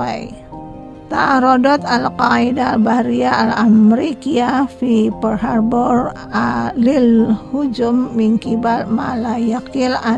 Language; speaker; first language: Arabic; non-native, fluent; Indonesian